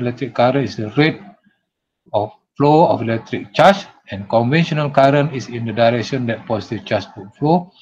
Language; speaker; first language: English; non-native, local second language; Malay